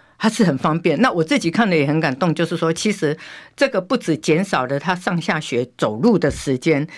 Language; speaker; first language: Chinese; native; Chinese